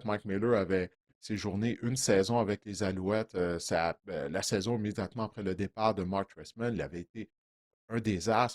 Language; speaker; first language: French; native; French